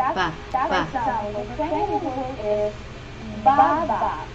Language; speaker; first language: English; non-native, learner; Ukrainian